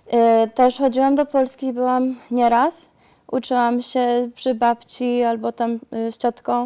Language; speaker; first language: Polish; early bilingual, heritage; Polish